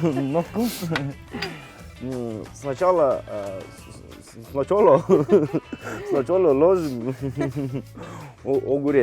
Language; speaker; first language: Russian; native; Russian